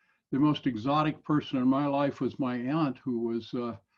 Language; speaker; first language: English; native; English